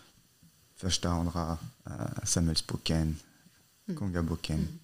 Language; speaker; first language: Swedish; non-native, fluent; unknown